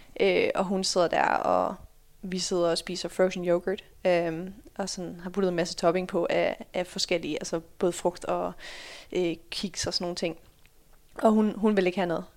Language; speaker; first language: Danish; early bilingual, other home language; Dutch